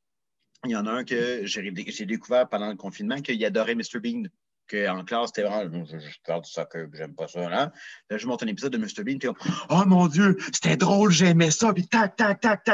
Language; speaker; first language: French; native; French